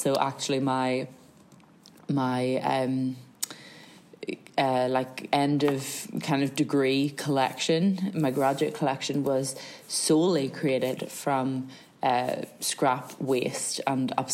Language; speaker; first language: English; native; English